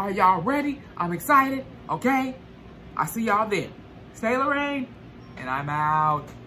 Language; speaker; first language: English; native; English